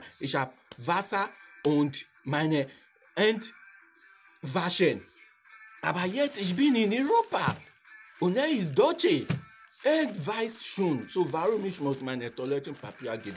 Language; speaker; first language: German; non-native, learner; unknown